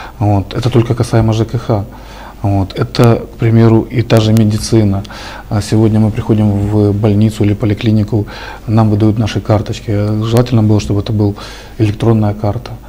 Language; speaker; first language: Russian; native; Russian